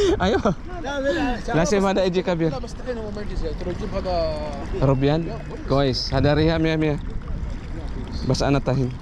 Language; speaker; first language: Arabic; non-native, learner; Filipino